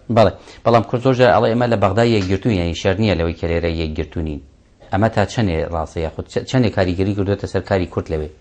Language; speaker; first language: Central Kurdish; non-native, local second language; Kurdish